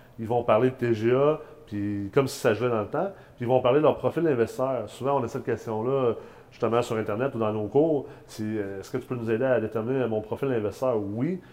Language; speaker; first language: French; native; French